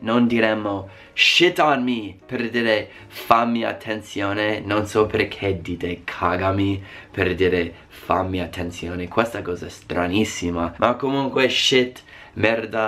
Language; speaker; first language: Italian; non-native, fluent; English